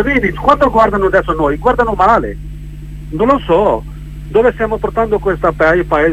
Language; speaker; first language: Italian; non-native, learner; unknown